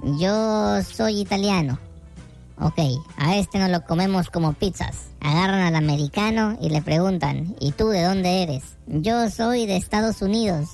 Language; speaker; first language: Spanish; native; Spanish